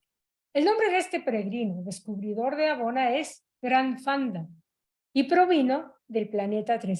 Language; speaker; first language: Spanish; native; Spanish